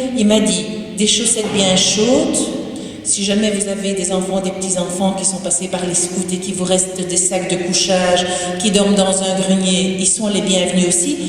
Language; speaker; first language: French; native; French